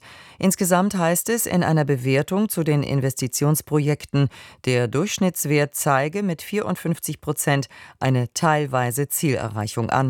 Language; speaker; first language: German; native; German